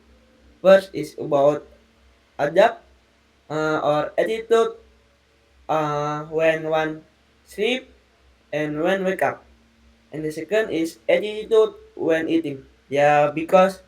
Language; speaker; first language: English; non-native, learner; Indonesian